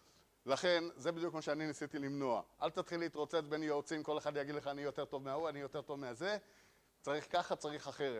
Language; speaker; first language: Hebrew; native; Hebrew